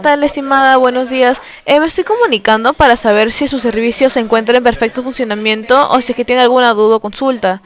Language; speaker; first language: Spanish; native; Spanish